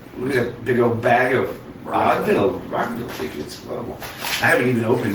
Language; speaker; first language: English; native; English